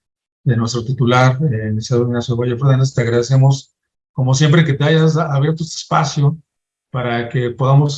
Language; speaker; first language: Spanish; native; Spanish